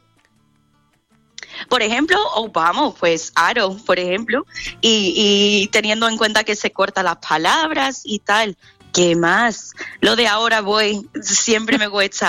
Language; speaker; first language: Spanish; non-native, fluent; English